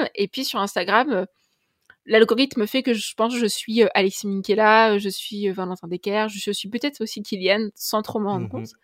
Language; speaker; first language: French; native; French